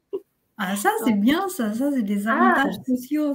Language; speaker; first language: French; non-native, fluent; Vietnamese